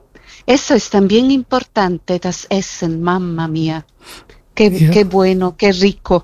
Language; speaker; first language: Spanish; non-native, fluent; German